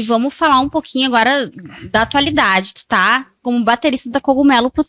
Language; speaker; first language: Portuguese; native; Portuguese